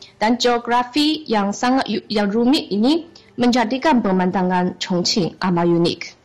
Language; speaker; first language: Malay; non-native, fluent; Chinese